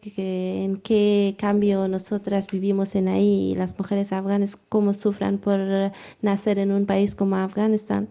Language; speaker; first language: Spanish; non-native, learner; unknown